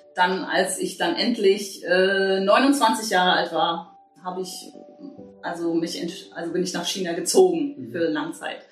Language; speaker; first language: German; native; German